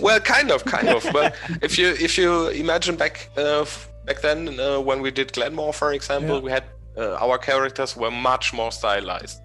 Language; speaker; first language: English; non-native, fluent; German